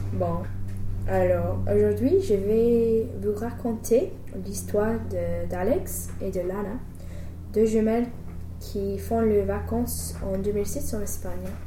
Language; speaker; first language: French; non-native, fluent; English